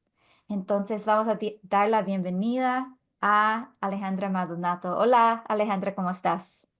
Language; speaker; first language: Spanish; non-native, fluent; English